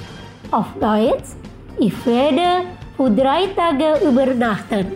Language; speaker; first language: German; non-native, fluent; Indonesian